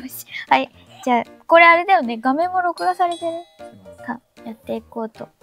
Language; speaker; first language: Japanese; native; Japanese